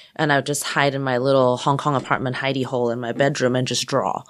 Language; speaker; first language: English; non-native, local second language; Cantonese